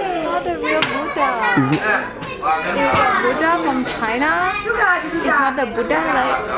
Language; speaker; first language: English; non-native, learner; Thai